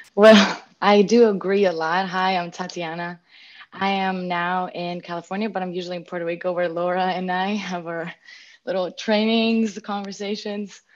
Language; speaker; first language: English; non-native, fluent; Greek